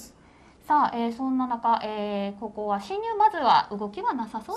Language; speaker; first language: Japanese; native; Japanese